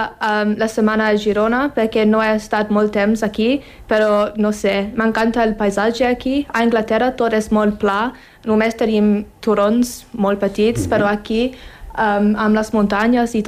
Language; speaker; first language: Catalan; non-native, fluent; English